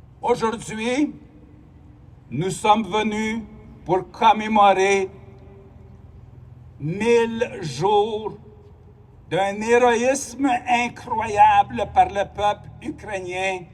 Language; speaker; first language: French; non-native, local second language; Ukrainian